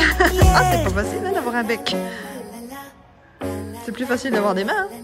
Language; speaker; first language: French; native; French